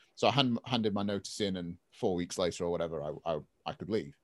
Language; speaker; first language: English; native; English